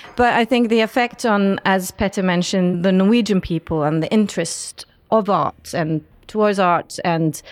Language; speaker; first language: English; non-native, fluent; Norwegian